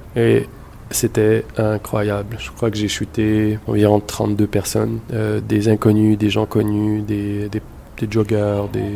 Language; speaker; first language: French; native; French